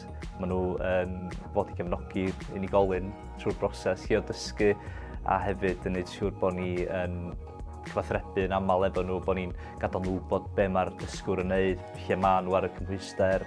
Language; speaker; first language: Welsh; native; Welsh